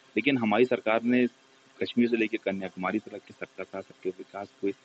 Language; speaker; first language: Hindi; native; Hindi